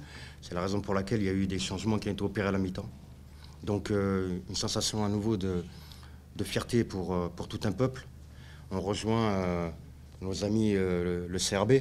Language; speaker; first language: French; native; French